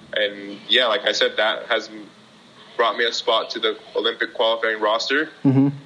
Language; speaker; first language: English; native; English